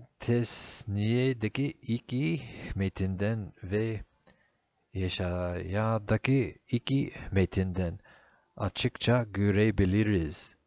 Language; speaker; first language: Turkish; non-native, fluent; English